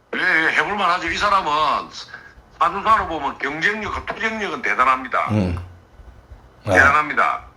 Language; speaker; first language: Korean; native; Korean